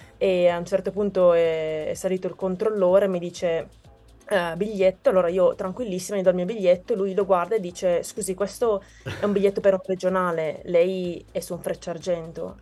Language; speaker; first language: Italian; native; Italian